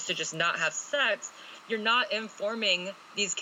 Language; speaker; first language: English; native; English